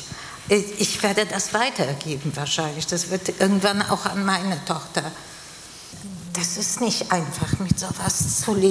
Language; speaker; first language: German; non-native, fluent; Polish